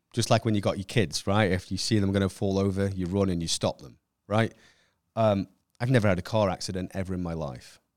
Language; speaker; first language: English; native; English